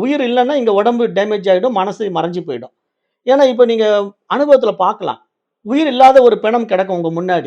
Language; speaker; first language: Tamil; native; Tamil